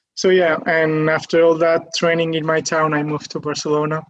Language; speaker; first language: English; non-native, fluent; Catalan